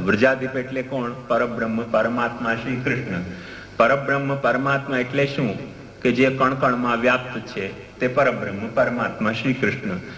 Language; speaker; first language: Gujarati; non-native, local second language; Hindi